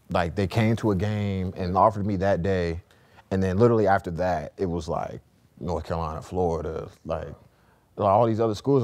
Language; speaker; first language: English; native; English